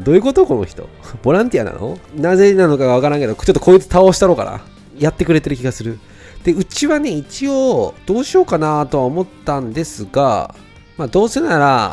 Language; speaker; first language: Japanese; native; Japanese